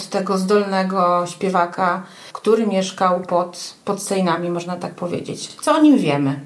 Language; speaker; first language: Polish; native; Polish